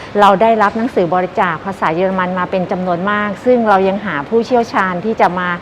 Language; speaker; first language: Thai; native; Thai